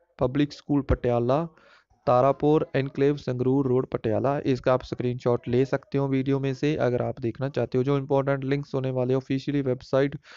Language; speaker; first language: Hindi; non-native, local second language; Punjabi